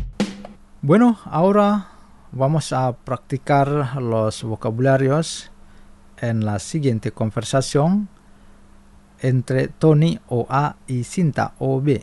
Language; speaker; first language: Spanish; non-native, fluent; Indonesian